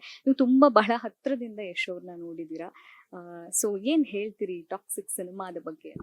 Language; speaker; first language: Kannada; native; Kannada